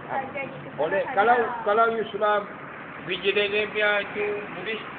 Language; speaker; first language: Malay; non-native, local second language; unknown